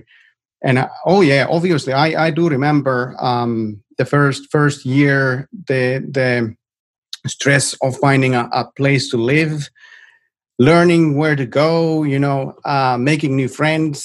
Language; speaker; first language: English; non-native, fluent; Finnish